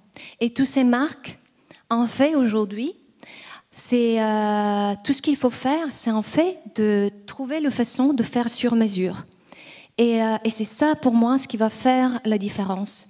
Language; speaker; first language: French; non-native, fluent; Bulgarian